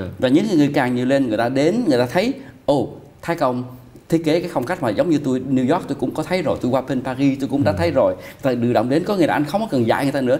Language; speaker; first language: Vietnamese; early bilingual, heritage; Vietnamese